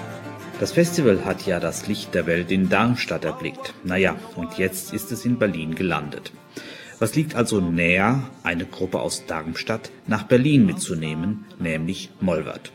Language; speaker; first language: German; native; German